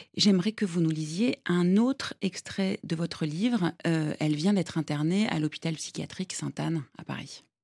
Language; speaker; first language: French; native; French